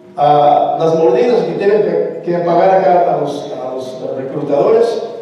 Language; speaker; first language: Spanish; early bilingual, heritage; Spanish